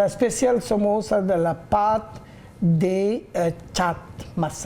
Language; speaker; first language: French; non-native, learner; Bangla